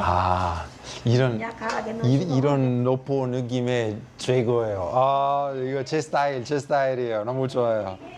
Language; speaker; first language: Korean; early bilingual, heritage; Italian